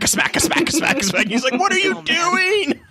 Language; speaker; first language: English; native; English